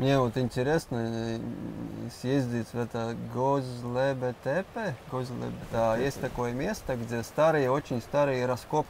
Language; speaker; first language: Russian; non-native, local second language; Latvian